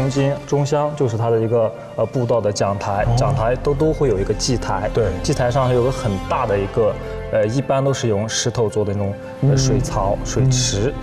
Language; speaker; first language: Chinese; native; Chinese